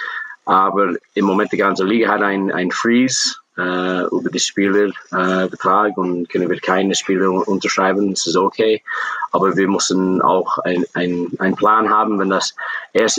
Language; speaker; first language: German; non-native, fluent; English